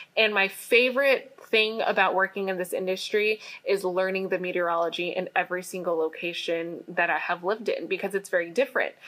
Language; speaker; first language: English; native; English